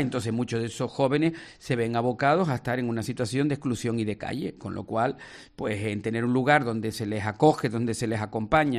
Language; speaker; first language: Spanish; native; Spanish